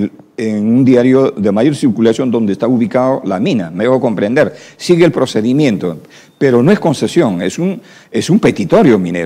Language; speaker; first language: Spanish; native; Spanish